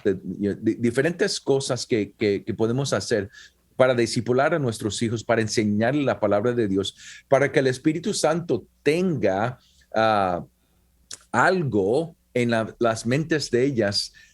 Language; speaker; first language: Spanish; early bilingual, heritage; Spanish